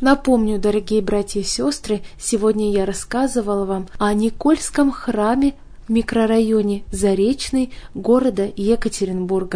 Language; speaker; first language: Russian; native; Russian